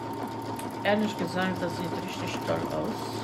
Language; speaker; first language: German; non-native, learner; Croatian